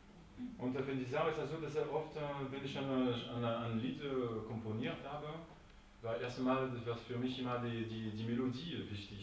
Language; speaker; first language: German; non-native, local second language; French